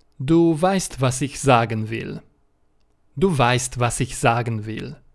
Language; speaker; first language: German; non-native, fluent; Romanian